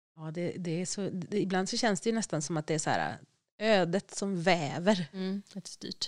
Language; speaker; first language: Swedish; native; Swedish